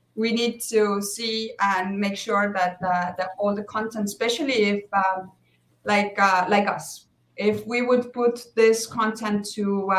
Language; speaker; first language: English; non-native, fluent; Estonian